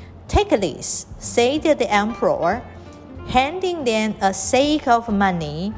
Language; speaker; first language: English; non-native, fluent; Chinese